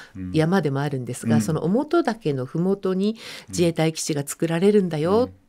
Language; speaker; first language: Japanese; native; Japanese